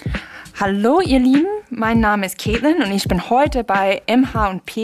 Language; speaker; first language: German; non-native, fluent; English